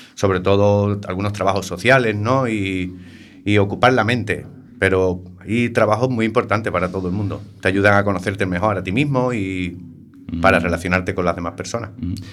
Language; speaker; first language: Spanish; native; Spanish